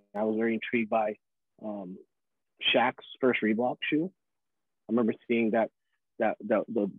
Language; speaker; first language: English; early bilingual, other home language; Filipino